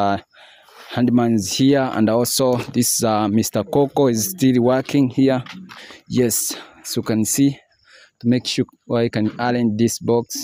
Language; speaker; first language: English; non-native, learner; Swahili